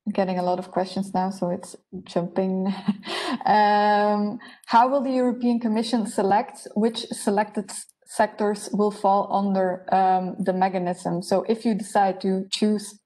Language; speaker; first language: English; non-native, fluent; Dutch